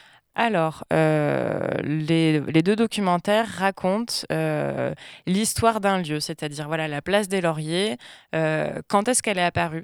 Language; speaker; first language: French; native; French